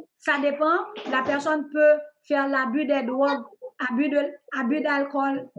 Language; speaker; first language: French; non-native, local second language; Haitian Creole